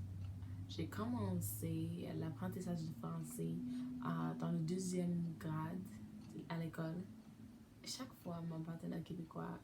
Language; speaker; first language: French; non-native, learner; English